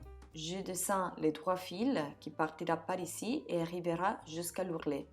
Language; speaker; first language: French; non-native, fluent; Italian